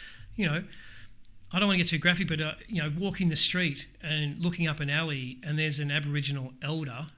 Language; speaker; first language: English; native; English